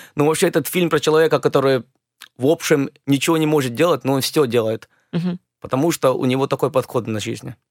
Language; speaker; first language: Russian; early bilingual, other home language; English